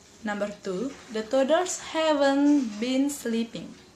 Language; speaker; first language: English; non-native, learner; Indonesian